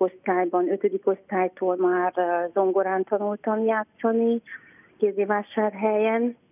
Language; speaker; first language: Hungarian; native; Hungarian